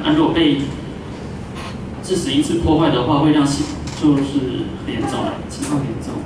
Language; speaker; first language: Chinese; native; Chinese